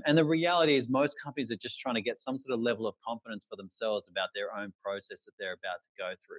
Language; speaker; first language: English; native; English